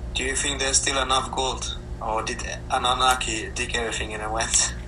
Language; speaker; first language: English; non-native, fluent; Slovenian